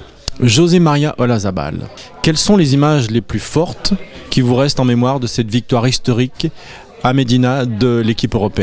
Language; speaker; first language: French; native; French